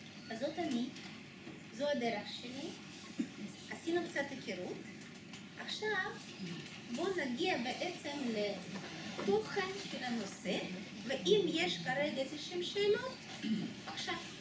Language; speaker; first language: Hebrew; non-native, fluent; Russian